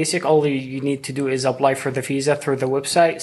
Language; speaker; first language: English; non-native, fluent; Arabic